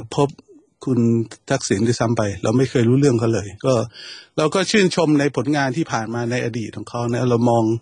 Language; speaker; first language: Thai; native; Thai